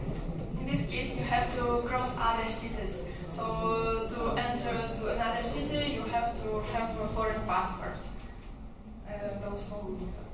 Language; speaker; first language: English; non-native, learner; Russian